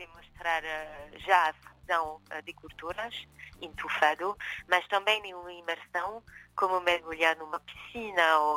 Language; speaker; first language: Portuguese; non-native, fluent; French